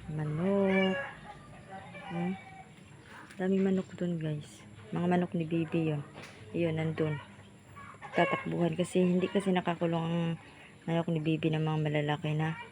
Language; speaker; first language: Filipino; native; Filipino